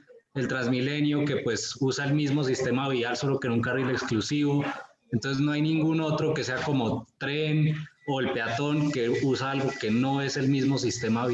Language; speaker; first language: Spanish; native; Spanish